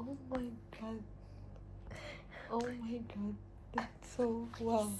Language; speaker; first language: English; non-native, local second language; Indonesian